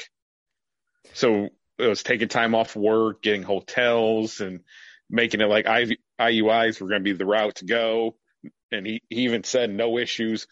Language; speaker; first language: English; native; English